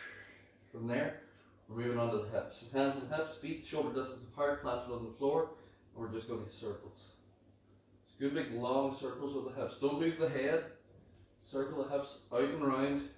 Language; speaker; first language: English; native; English